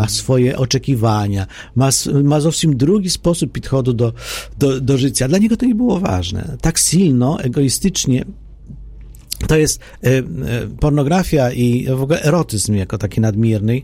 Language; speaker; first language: Polish; non-native, learner; Ukrainian